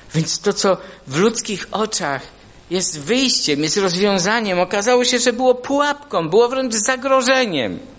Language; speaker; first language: Polish; non-native, fluent; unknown